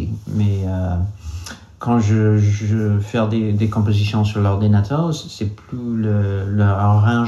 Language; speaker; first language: French; non-native, local second language; English